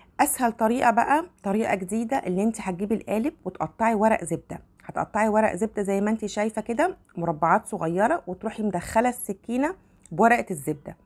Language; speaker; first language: Arabic; native; Arabic